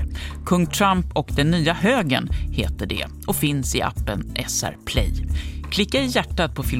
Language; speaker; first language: Swedish; native; Swedish